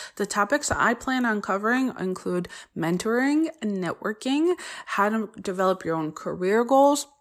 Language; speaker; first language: English; early bilingual, other home language; Polish